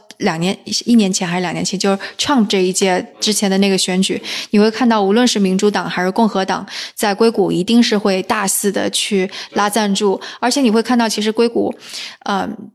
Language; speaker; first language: Chinese; native; Chinese